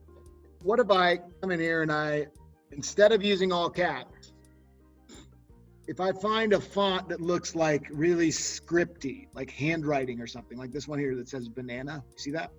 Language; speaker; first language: English; native; English